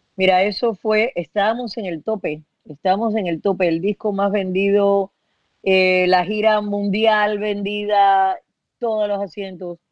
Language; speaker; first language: Spanish; early bilingual, heritage; Spanish